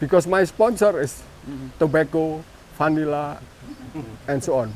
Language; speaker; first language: English; non-native, learner; Indonesian